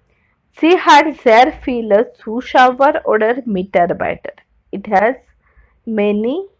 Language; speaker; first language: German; non-native, learner; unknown